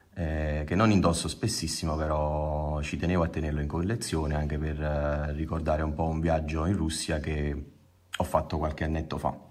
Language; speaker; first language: Italian; native; Italian